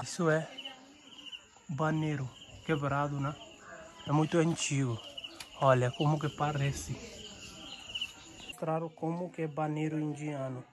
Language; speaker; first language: Portuguese; non-native, learner; Hindi